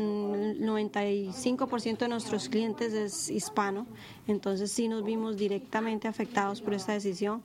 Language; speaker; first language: Spanish; native; Spanish